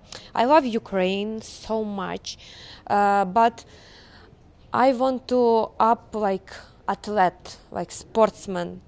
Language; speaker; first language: English; non-native, learner; Ukrainian